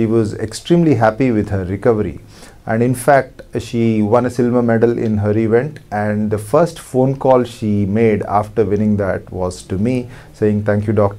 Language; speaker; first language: English; non-native, local second language; Telugu